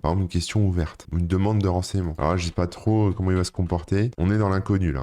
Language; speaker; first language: French; native; French